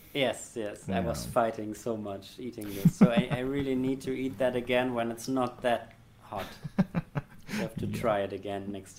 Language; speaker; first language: English; non-native, fluent; German